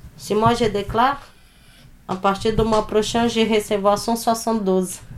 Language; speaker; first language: French; early bilingual, other home language; Portuguese